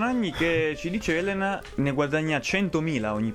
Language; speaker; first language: Italian; native; Italian